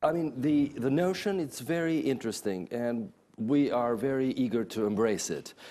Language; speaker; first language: English; non-native, fluent; Albanian